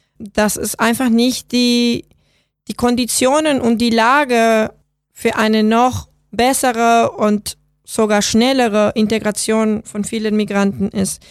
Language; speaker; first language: German; non-native, fluent; Spanish